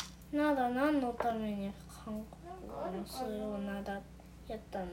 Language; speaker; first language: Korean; non-native, learner; Japanese